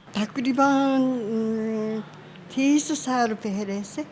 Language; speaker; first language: Urdu; non-native, learner; Japanese